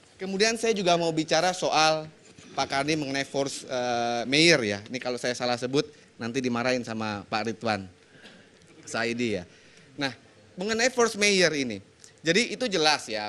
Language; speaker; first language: Indonesian; native; Indonesian